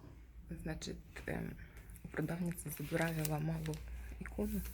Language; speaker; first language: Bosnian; non-native, learner; Russian